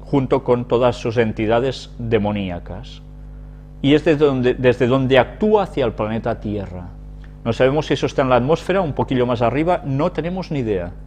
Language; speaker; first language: Spanish; native; Spanish